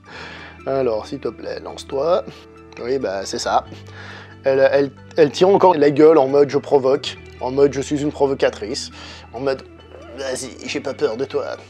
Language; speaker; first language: French; native; French